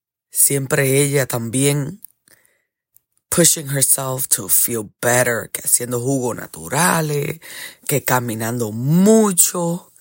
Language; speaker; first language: Spanish; early bilingual, heritage; Spanish